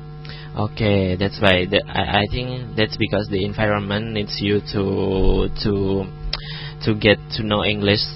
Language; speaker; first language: English; non-native, learner; Indonesian